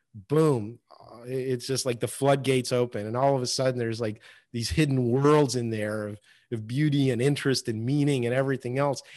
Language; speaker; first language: English; early bilingual, other home language; Russian